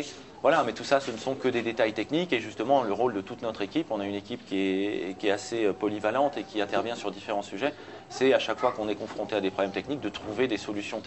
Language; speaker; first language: French; native; French